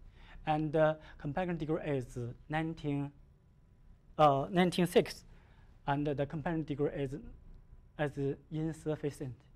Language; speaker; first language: English; non-native, learner; Chinese